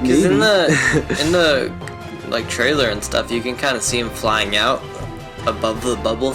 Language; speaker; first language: English; native; English